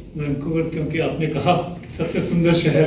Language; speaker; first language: Hindi; non-native, learner; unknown